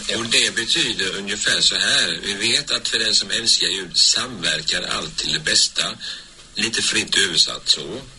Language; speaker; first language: Swedish; native; Swedish